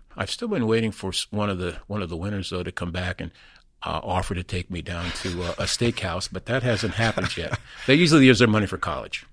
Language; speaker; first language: English; native; English